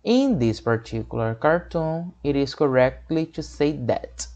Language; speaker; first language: English; non-native, fluent; Portuguese